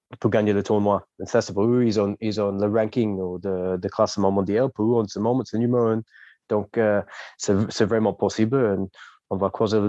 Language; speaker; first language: French; non-native, fluent; English